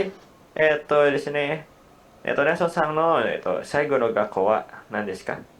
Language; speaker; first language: Japanese; non-native, learner; Indonesian